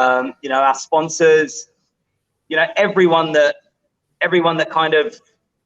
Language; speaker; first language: English; native; English